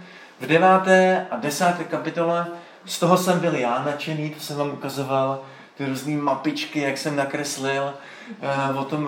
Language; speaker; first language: Czech; native; Czech